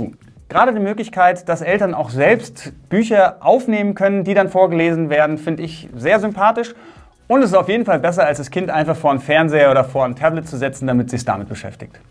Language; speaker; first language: German; native; German